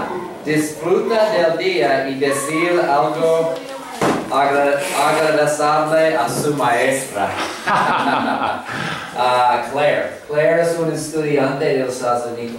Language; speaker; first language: Spanish; non-native, learner; English